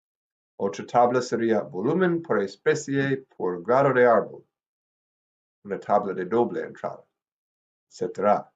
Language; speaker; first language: Spanish; non-native, fluent; English